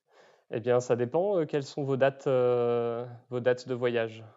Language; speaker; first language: French; native; French